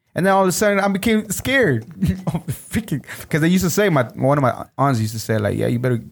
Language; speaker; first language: English; early bilingual, other home language; Spanish